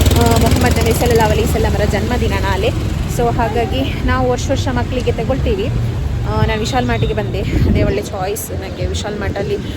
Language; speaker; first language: Kannada; native; Kannada